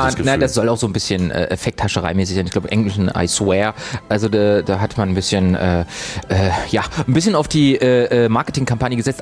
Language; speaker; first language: German; native; German